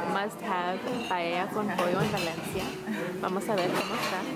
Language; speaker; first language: Spanish; early bilingual, heritage; Spanish